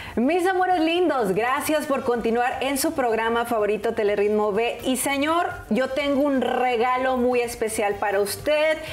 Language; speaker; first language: Spanish; native; Spanish